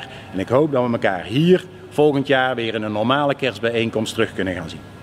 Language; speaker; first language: Dutch; native; Dutch